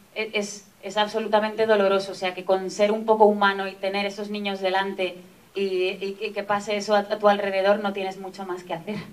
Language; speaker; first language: Spanish; native; Spanish